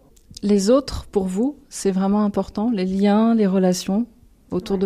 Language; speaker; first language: French; native; French